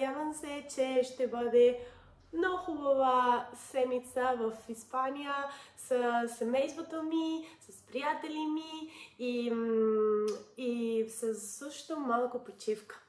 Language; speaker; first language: Bulgarian; non-native, learner; Spanish